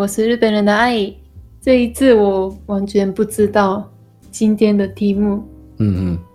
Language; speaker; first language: Chinese; non-native, local second language; Japanese